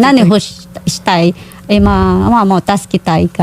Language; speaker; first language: Japanese; non-native, learner; Filipino